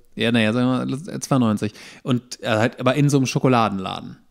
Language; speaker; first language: German; native; German